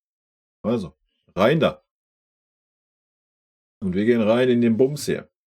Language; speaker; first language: German; native; German